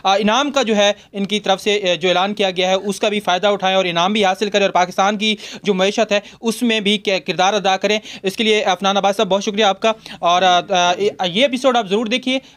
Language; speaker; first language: Urdu; non-native, local second language; Punjabi